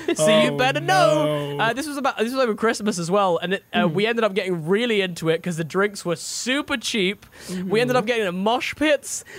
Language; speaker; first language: English; native; English